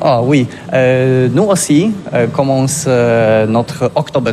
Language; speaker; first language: French; non-native, learner; Polish